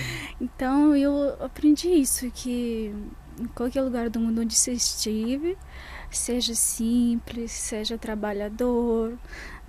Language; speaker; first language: Portuguese; non-native, fluent; Russian